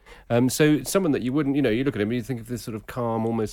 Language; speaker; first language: English; native; English